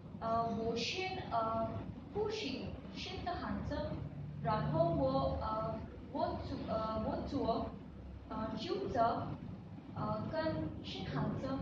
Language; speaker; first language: Chinese; non-native, learner; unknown